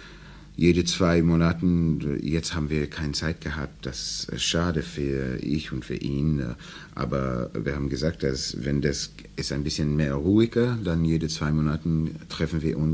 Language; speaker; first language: German; non-native, learner; English